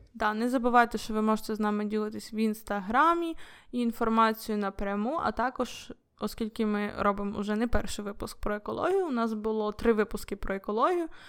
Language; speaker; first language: Ukrainian; non-native, local second language; Russian